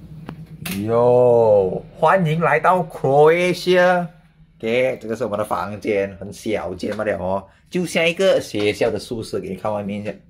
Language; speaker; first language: Chinese; native; Chinese